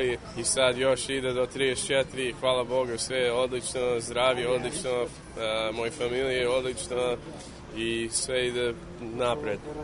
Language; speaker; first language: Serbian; early bilingual, heritage; English